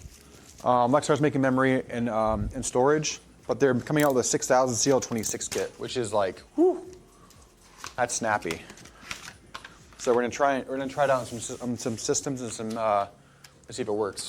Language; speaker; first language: English; native; English